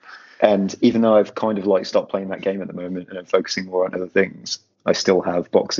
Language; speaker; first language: English; native; English